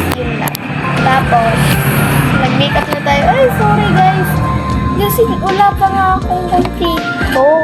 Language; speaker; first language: Filipino; non-native, local second language; Cebuano